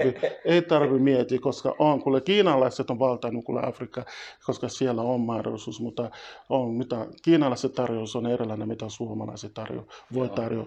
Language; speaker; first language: Finnish; non-native, fluent; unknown